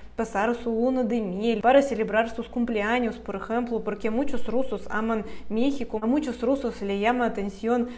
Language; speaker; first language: Spanish; non-native, fluent; Russian